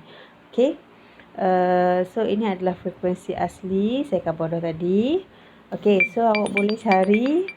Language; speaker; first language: Malay; native; Malay